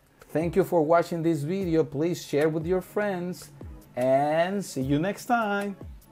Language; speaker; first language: English; non-native, fluent; Spanish